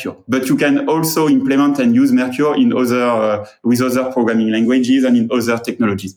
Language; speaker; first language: English; non-native, fluent; French